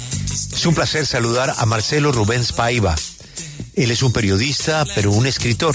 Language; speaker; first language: Spanish; native; Spanish